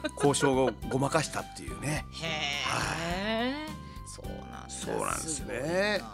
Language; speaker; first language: Japanese; native; Japanese